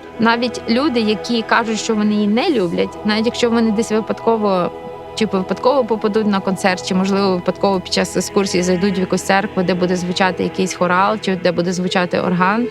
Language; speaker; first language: Ukrainian; native; Ukrainian